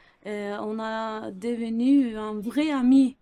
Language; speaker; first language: French; non-native, learner; Turkish